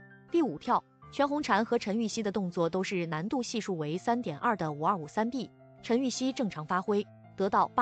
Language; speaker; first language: Chinese; native; Chinese